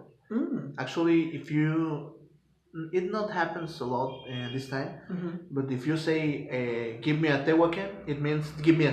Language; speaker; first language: English; non-native, fluent; Spanish